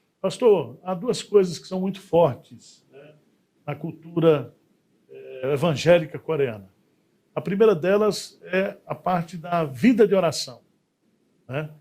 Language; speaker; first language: Portuguese; native; Portuguese